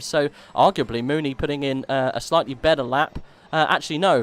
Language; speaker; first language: English; native; English